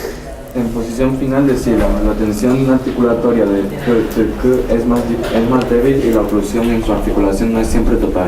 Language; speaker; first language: Spanish; non-native, learner; Korean